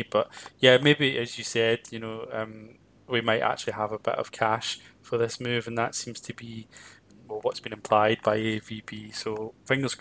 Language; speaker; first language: English; native; English